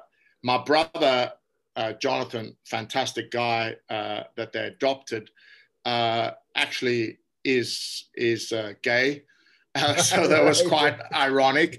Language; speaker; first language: English; native; English